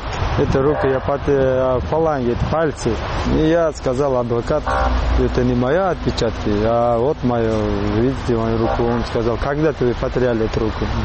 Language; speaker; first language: Russian; non-native, learner; Uzbek